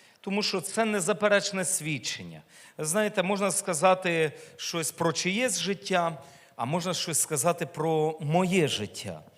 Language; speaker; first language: Ukrainian; native; Ukrainian